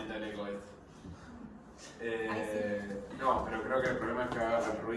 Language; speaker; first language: Spanish; native; Spanish